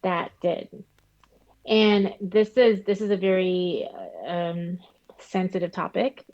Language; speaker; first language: English; early bilingual, other home language; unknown